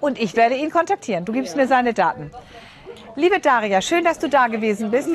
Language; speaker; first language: German; native; German